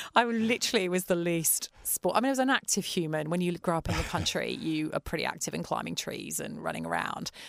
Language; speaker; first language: English; native; English